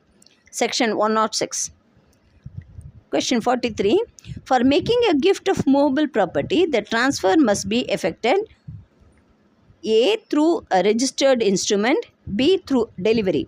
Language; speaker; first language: English; non-native, local second language; Tamil